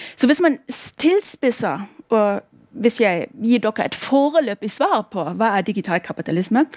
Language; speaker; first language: Norwegian; non-native, fluent; German